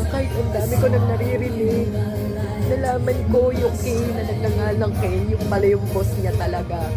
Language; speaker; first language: Filipino; native; Filipino